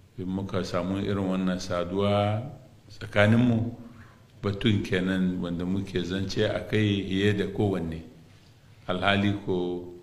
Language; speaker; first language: Hausa; non-native, local second language; Arabic